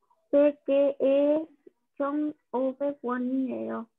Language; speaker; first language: Korean; non-native, learner; Spanish